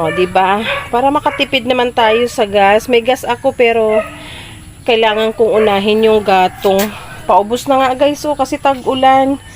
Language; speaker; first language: Filipino; non-native, local second language; Bikol